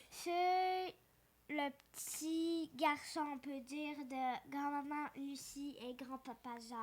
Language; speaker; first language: French; early bilingual, other home language; Ukrainian